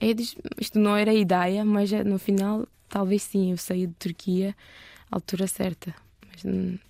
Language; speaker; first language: Portuguese; non-native, learner; Turkish